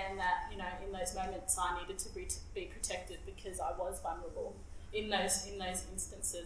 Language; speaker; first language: English; native; English